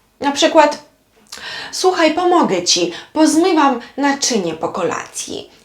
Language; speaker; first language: Polish; non-native, fluent; Ukrainian